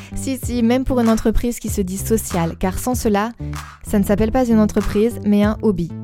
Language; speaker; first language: French; native; French